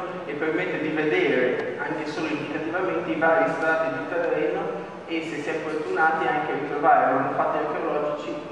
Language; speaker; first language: Italian; native; Italian